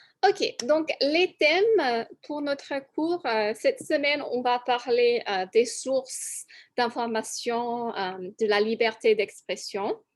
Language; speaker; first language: French; non-native, fluent; English